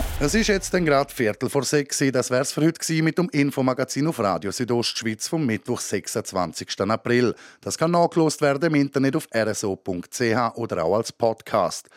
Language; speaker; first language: German; native; German